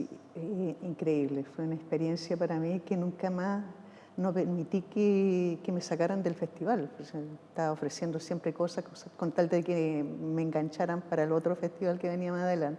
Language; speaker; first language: Spanish; native; Spanish